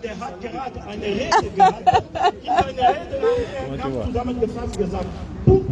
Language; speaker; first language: German; non-native, fluent; French